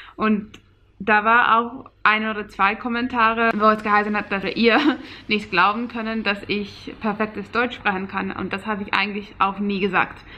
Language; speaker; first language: German; non-native, fluent; Finnish